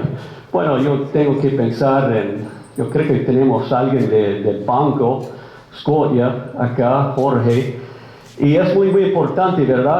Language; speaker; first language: Spanish; non-native, fluent; English